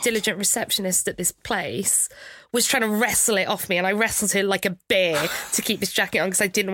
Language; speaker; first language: English; native; English